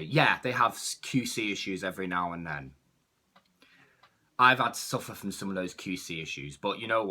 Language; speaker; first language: English; native; English